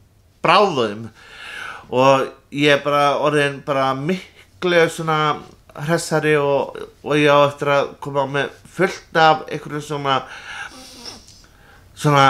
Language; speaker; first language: Icelandic; non-native, fluent; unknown